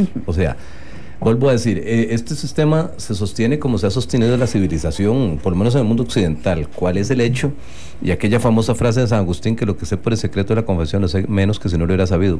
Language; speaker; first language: Spanish; native; Spanish